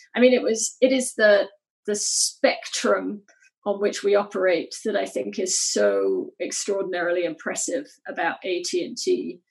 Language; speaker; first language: English; native; English